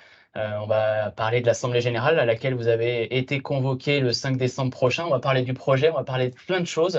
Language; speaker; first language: French; native; French